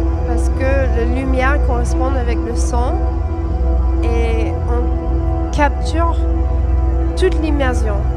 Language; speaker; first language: French; non-native, fluent; English